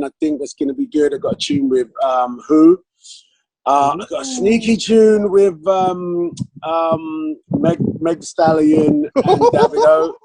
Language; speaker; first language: English; native; English